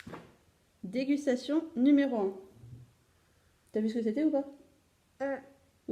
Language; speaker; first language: French; native; French